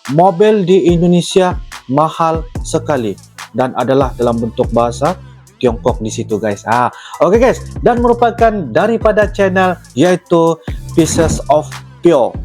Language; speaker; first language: Malay; native; Malay